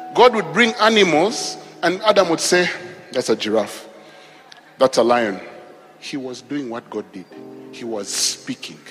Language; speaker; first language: English; non-native, local second language; Ganda